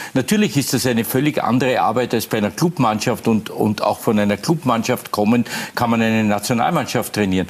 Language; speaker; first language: German; native; German